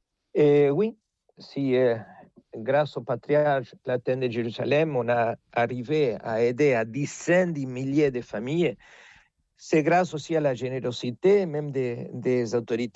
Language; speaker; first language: French; non-native, fluent; Spanish